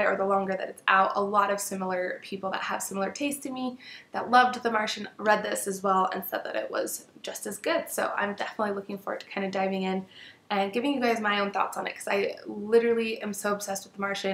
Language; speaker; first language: English; native; English